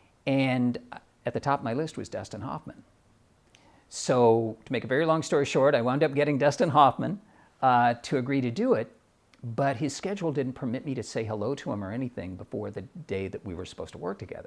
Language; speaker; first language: English; native; English